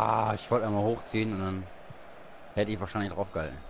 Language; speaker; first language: German; native; German